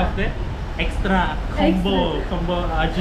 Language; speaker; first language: Turkish; non-native, fluent; Khmer